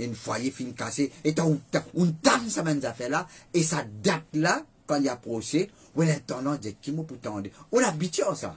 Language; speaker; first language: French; non-native, learner; Morisyen